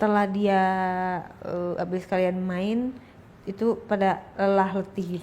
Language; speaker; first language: Indonesian; native; Indonesian